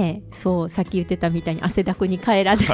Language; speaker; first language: Japanese; native; Japanese